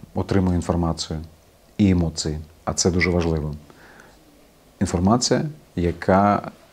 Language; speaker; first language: Ukrainian; non-native, local second language; Crimean Tatar